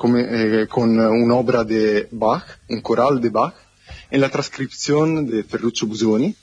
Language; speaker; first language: Spanish; non-native, fluent; Italian